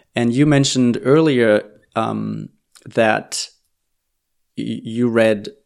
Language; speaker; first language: English; non-native, fluent; German